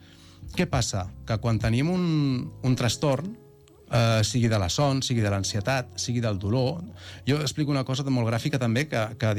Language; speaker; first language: Catalan; native; Catalan